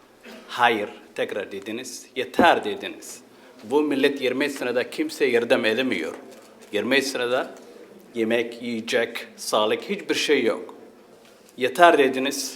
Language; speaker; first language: Turkish; non-native, fluent; Somali